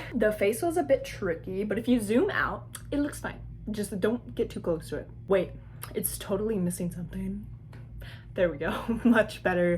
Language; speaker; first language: English; native; English